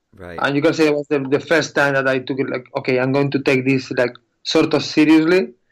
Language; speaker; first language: English; non-native, fluent; Spanish